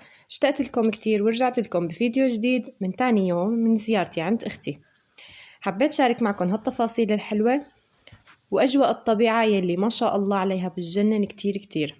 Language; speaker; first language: Arabic; native; Arabic